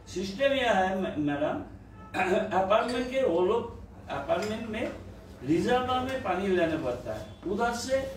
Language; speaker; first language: Hindi; non-native, local second language; Bangla